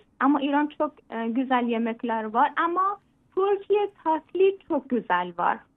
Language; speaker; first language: Turkish; non-native, learner; Persian